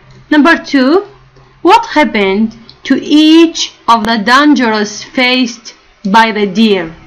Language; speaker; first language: English; non-native, fluent; Arabic